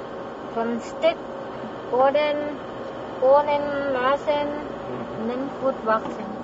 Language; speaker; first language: German; non-native, learner; Thai